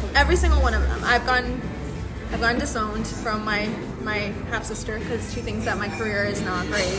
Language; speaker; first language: English; early bilingual, other home language; Spanish